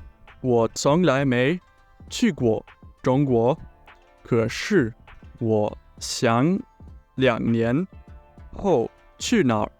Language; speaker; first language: Chinese; non-native, learner; German